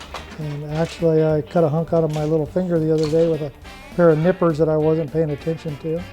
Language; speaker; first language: English; native; English